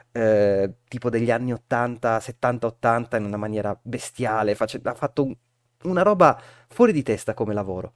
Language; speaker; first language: Italian; native; Italian